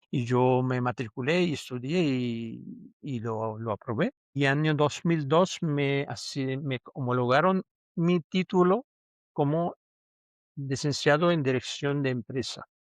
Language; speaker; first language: Spanish; non-native, fluent; Urdu